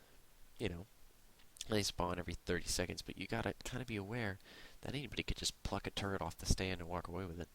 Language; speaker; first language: English; native; English